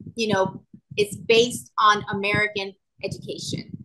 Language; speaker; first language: English; non-native, local second language; Spanish